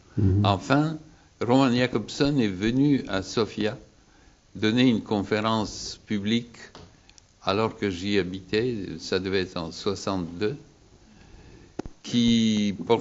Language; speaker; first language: French; non-native, fluent; Bulgarian